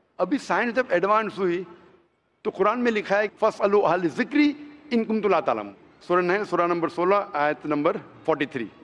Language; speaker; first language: Hindi; non-native, local second language; Konkani